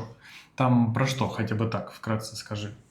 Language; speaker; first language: Russian; native; Russian